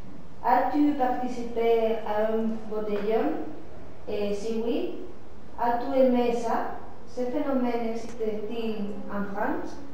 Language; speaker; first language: French; non-native, learner; Spanish